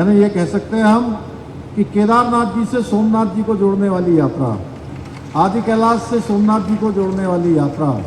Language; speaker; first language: Hindi; native; Hindi